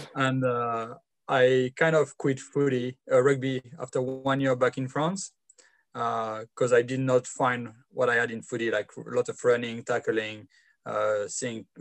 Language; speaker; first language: English; non-native, fluent; French